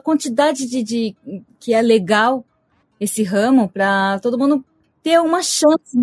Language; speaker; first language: Portuguese; early bilingual, heritage; Portuguese